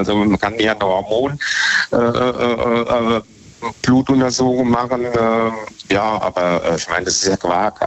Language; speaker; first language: German; native; German